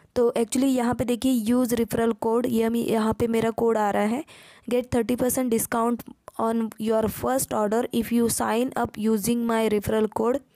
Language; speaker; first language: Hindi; non-native, local second language; Marathi